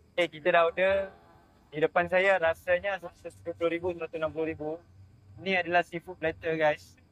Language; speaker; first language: Malay; native; Malay